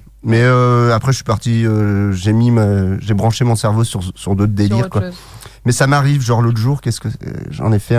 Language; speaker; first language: French; native; French